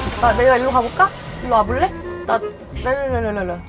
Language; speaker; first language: Korean; native; Korean